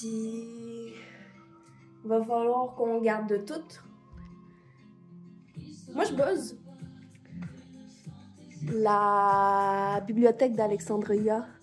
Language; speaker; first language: French; native; French